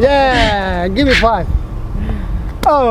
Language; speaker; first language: English; non-native, learner; Croatian